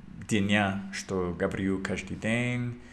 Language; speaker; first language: Russian; non-native, learner; English